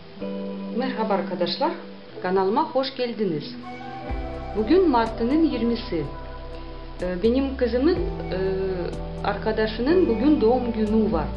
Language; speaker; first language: Turkish; non-native, learner; Russian